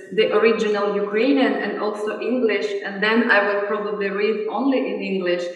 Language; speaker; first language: English; non-native, fluent; Ukrainian